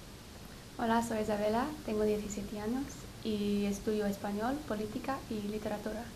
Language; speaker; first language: Spanish; non-native, fluent; English